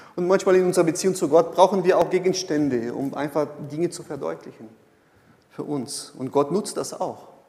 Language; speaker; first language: German; non-native, fluent; Portuguese